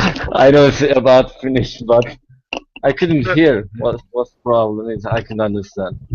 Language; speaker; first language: English; non-native, learner; Turkish